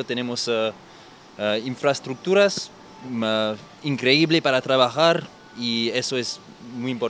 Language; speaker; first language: Spanish; non-native, learner; French